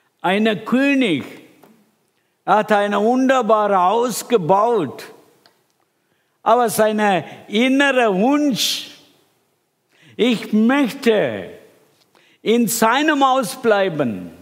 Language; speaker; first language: German; non-native, fluent; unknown